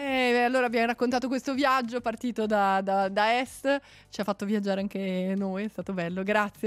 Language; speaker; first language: Italian; native; Italian